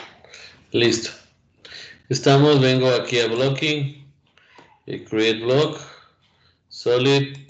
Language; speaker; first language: Spanish; native; Spanish